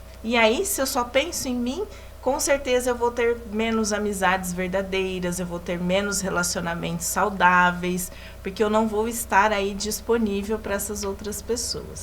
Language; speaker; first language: Portuguese; native; Portuguese